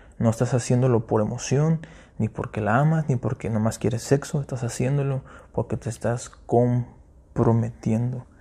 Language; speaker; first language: Spanish; early bilingual, heritage; Spanish